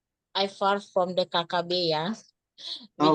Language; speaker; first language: English; non-native, learner; Indonesian